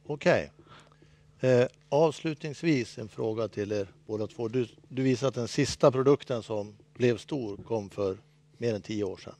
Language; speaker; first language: Swedish; native; Swedish